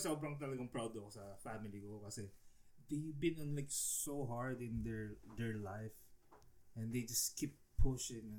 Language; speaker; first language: English; non-native, local second language; Filipino